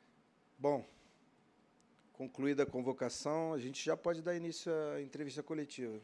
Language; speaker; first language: Portuguese; native; Portuguese